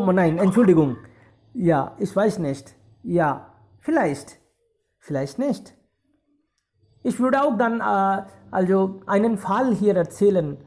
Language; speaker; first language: German; non-native, fluent; Hindi